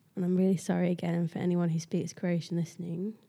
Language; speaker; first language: English; native; English